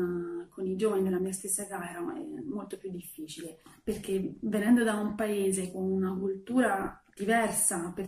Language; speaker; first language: Italian; non-native, fluent; Portuguese